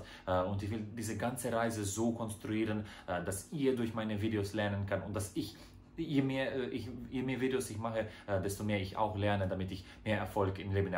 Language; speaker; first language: German; non-native, fluent; Croatian